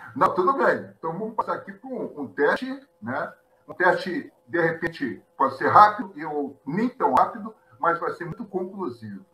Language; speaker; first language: Portuguese; native; Portuguese